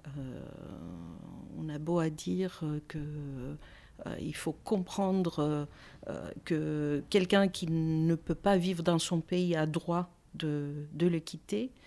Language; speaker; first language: French; non-native, fluent; Greek